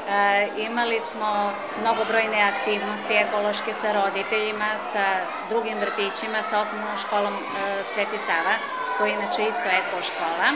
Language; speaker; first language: Serbian; native; Serbian